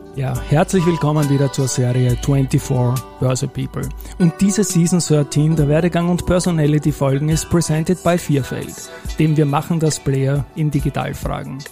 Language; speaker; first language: German; native; German